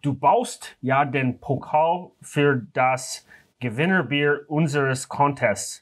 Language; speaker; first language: German; non-native, learner; English